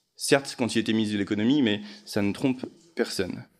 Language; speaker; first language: French; native; French